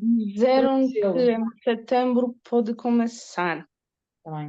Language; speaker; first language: Portuguese; non-native, learner; Polish